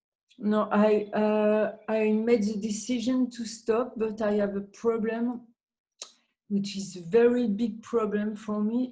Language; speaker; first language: English; non-native, learner; French